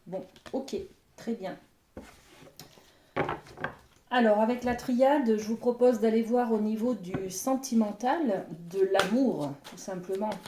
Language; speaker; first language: French; native; French